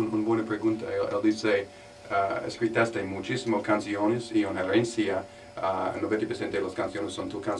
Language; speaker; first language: Spanish; non-native, learner; English